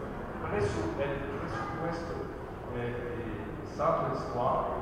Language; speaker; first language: Spanish; non-native, learner; French